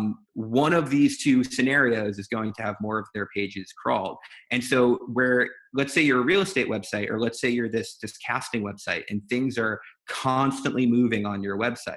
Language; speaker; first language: English; native; English